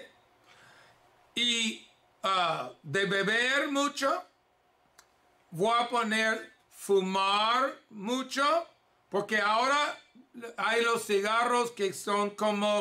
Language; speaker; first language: Spanish; early bilingual, heritage; English